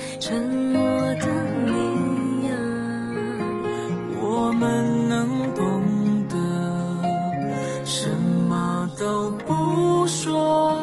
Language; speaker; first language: Chinese; native; Chinese